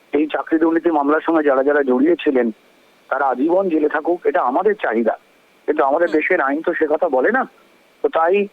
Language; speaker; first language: Bangla; native; Bangla